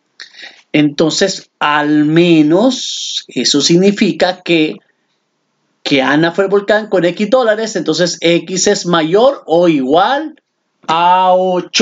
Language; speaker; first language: Spanish; native; Spanish